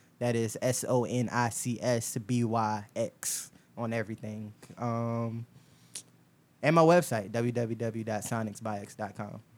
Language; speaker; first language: English; native; English